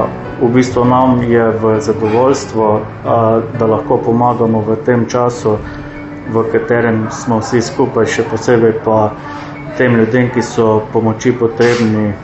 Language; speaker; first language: Slovenian; native; Slovenian